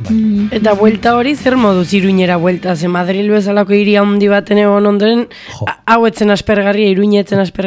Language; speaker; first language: Basque; native; Basque